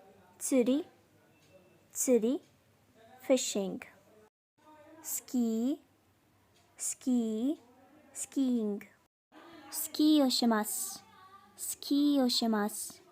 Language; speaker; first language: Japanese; non-native, fluent; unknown